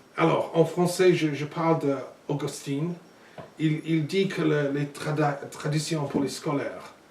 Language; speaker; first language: French; non-native, learner; English